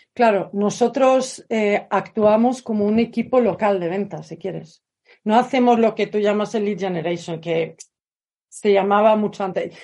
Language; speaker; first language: Spanish; non-native, fluent; Swedish